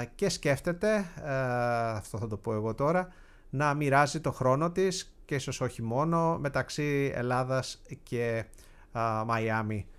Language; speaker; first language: Greek; native; Greek